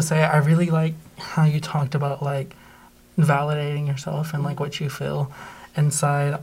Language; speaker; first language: English; native; English